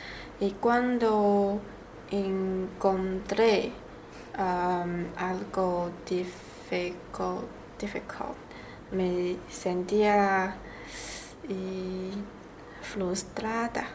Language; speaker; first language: Spanish; non-native, learner; Chinese